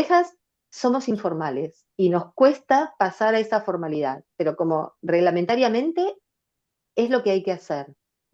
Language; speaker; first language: Spanish; native; Spanish